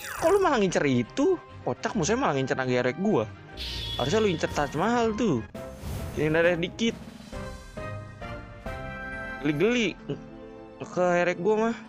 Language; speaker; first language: Indonesian; native; Indonesian